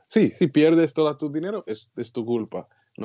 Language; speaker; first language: Spanish; non-native, learner; English